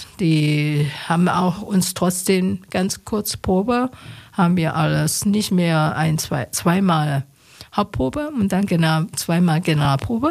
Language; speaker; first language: German; non-native, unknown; Chinese